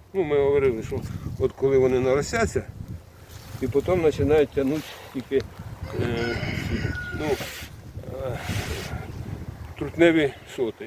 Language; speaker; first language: Ukrainian; native; Ukrainian